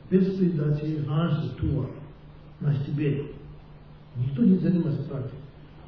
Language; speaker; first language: Russian; non-native, learner; Tibetan